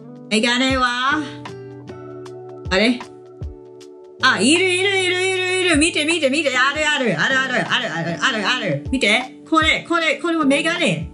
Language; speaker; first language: Japanese; non-native, learner; English